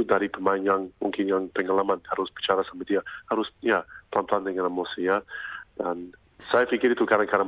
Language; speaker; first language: Indonesian; non-native, fluent; English